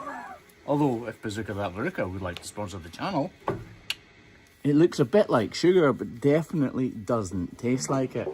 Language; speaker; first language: English; native; English